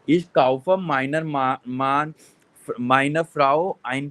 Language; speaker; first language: German; non-native, fluent; Hindi